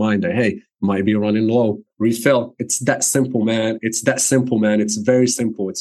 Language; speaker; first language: English; non-native, fluent; Arabic